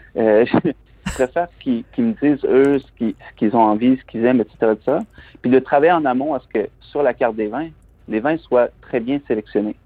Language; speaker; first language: French; native; French